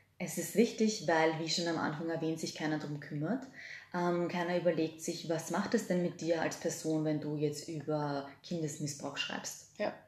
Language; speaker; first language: German; early bilingual, other home language; Serbian